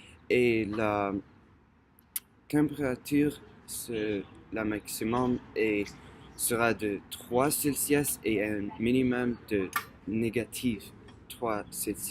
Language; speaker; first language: French; non-native, fluent; English